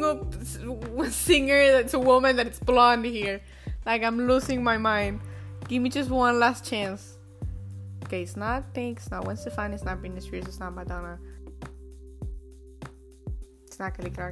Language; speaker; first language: English; non-native, fluent; Spanish